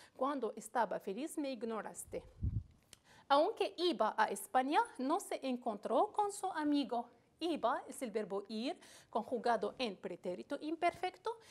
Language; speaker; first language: Spanish; non-native, fluent; Arabic